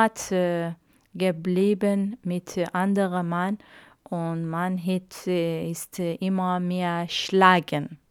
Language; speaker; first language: German; non-native, learner; Arabic